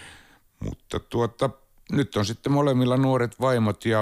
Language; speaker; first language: Finnish; native; Finnish